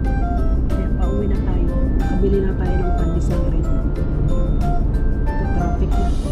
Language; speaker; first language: Filipino; non-native, local second language; Cebuano